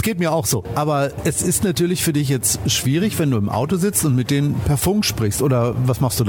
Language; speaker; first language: German; native; German